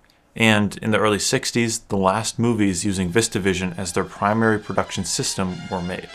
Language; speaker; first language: English; native; English